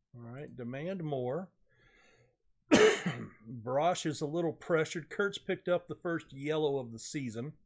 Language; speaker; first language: English; native; English